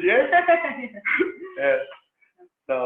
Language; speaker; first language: English; non-native, learner; Spanish